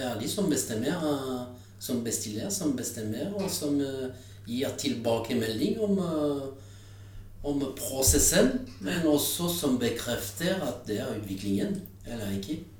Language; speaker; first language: Norwegian; non-native, fluent; French